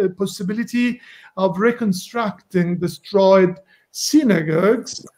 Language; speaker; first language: English; non-native, fluent; Italian